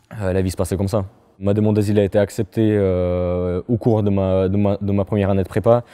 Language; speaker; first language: French; non-native, fluent; Chechen